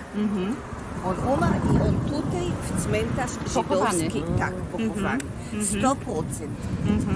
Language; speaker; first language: Polish; early bilingual, heritage; Hebrew